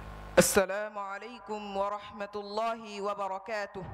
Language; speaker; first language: Arabic; non-native, learner; Bangla